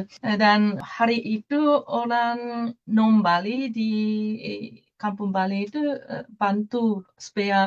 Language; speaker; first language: Indonesian; non-native, fluent; Japanese